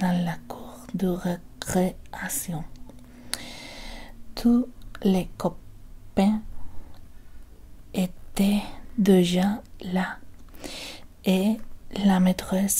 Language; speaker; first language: French; non-native, learner; Spanish